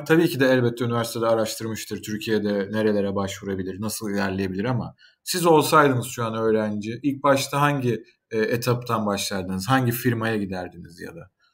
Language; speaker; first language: Turkish; native; Turkish